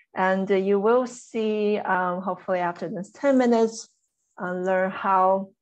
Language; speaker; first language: English; non-native, fluent; Chinese